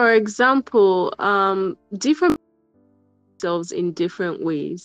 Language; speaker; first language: English; non-native, local second language; Yoruba